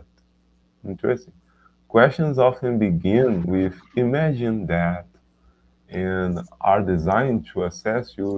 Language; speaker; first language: English; non-native, learner; Portuguese